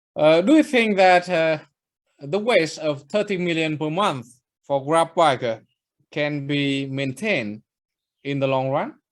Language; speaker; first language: English; non-native, fluent; Vietnamese